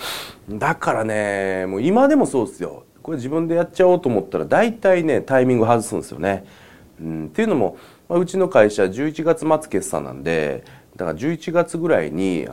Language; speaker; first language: Japanese; native; Japanese